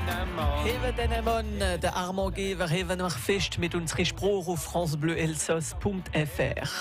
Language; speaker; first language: German; native; German